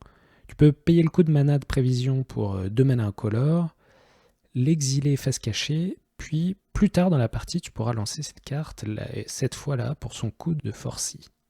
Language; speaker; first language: French; native; French